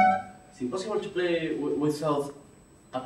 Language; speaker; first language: English; non-native, learner; Spanish